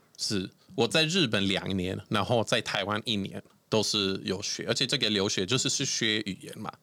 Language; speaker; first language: Chinese; non-native, fluent; Swedish